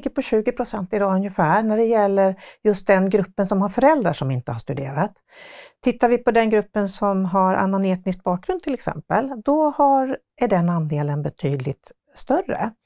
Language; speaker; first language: Swedish; native; Swedish